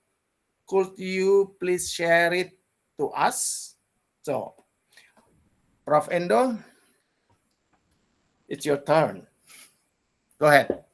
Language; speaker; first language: English; non-native, learner; Indonesian